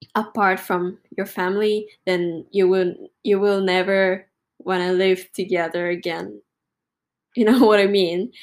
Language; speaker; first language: English; non-native, fluent; Japanese